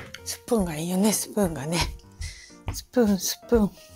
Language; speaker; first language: Japanese; native; Japanese